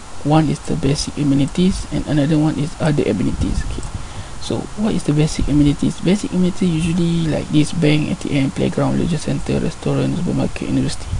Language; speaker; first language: English; non-native, local second language; Malay